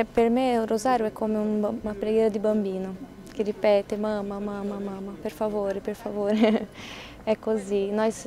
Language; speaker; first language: Italian; non-native, fluent; Portuguese